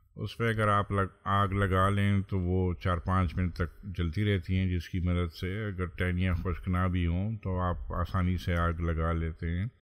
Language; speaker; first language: Urdu; non-native, local second language; Pashto